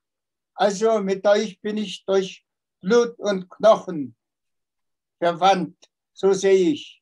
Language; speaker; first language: German; non-native, fluent; Tuvinian